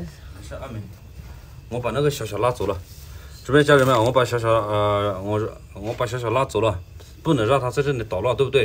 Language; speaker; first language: Chinese; native; Chinese